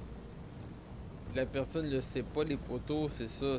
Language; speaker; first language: French; native; French